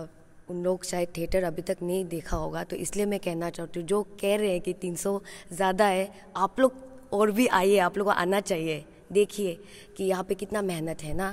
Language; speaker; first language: Hindi; non-native, local second language; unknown